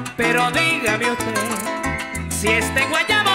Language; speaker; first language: Spanish; native; Spanish